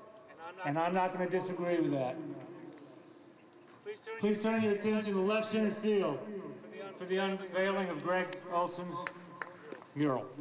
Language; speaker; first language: English; native; English